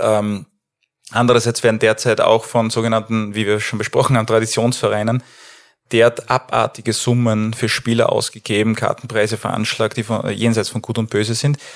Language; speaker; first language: German; native; German